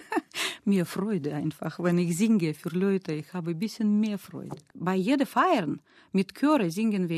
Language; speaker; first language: German; non-native, learner; Russian